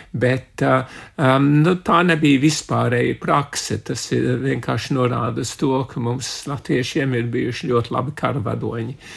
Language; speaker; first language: Latvian; early bilingual, heritage; Latvian